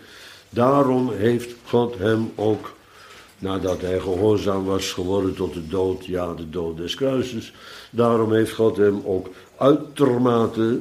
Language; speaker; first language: Dutch; native; Dutch